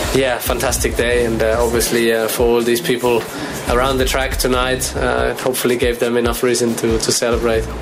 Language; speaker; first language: English; non-native, fluent; German